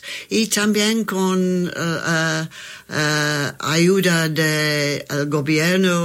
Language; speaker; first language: Spanish; non-native, learner; English